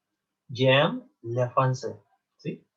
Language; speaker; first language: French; non-native, learner; Spanish